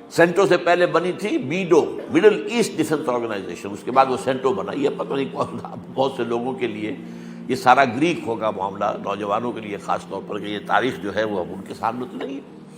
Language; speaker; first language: Urdu; native; Urdu